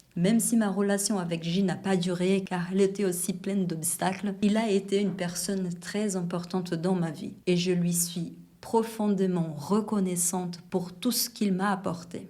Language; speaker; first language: French; non-native, fluent; Portuguese